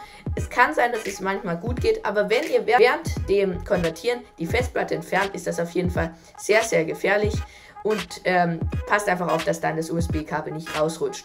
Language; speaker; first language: German; native; German